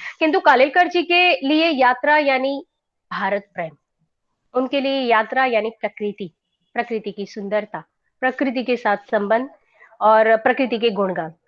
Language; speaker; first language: Hindi; non-native, local second language; Gujarati